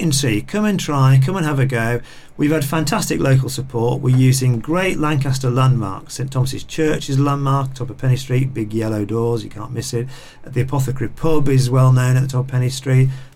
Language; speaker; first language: English; native; English